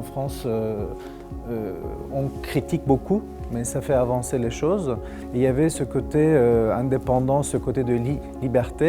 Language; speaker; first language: French; non-native, fluent; Turkish